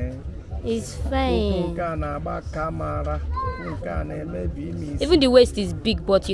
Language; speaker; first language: English; non-native, local second language; Yoruba